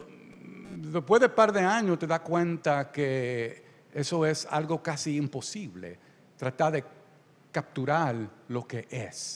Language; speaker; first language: Spanish; early bilingual, heritage; Spanish